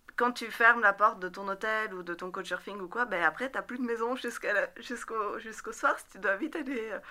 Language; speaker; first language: French; native; French